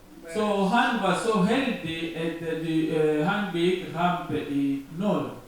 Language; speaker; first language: Danish; non-native, learner; French